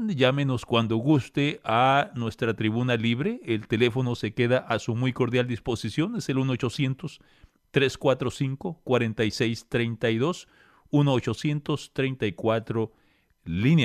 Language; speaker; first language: Spanish; native; Spanish